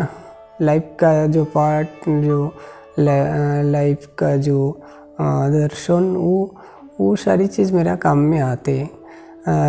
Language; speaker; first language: Hindi; non-native, local second language; Bangla